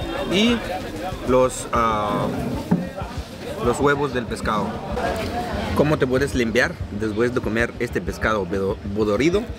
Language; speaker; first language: Spanish; non-native, fluent; Arabic